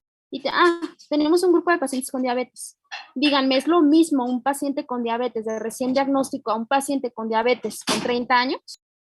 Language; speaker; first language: Spanish; native; Spanish